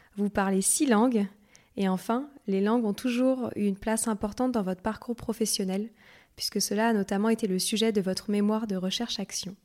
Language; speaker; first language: French; native; French